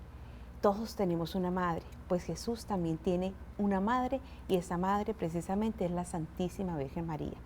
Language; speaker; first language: Spanish; native; Spanish